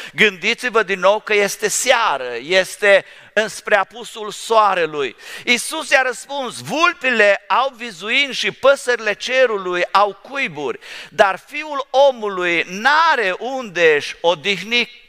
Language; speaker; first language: Romanian; native; Romanian